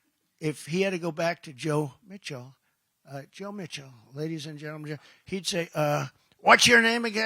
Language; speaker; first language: English; native; English